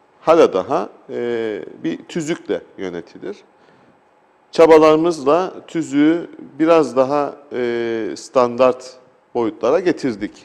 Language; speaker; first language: Turkish; native; Turkish